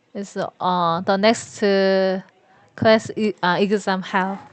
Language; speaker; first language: English; non-native, learner; Korean